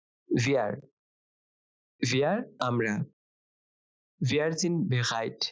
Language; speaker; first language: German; non-native, fluent; Bangla